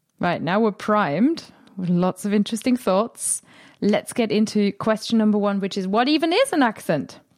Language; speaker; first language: English; non-native, fluent; German